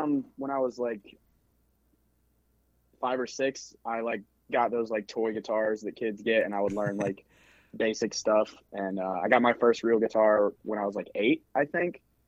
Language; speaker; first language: English; native; English